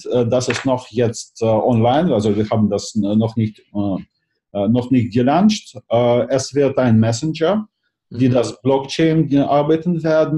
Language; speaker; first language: German; non-native, fluent; Russian